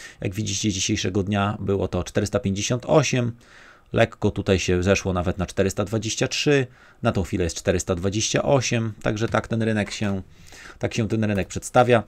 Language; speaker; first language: Polish; native; Polish